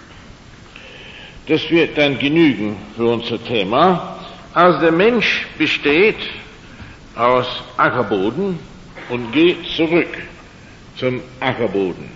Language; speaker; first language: German; non-native, fluent; English